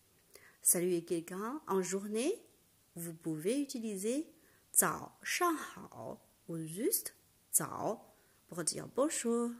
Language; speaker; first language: French; non-native, fluent; Chinese